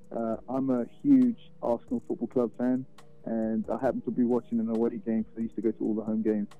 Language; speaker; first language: English; native; English